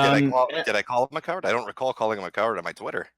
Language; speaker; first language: English; native; English